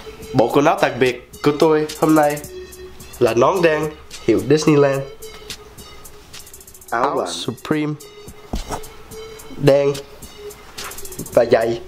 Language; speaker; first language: Vietnamese; early bilingual, heritage; Vietnamese